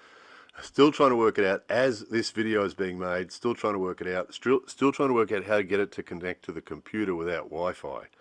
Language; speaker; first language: English; native; English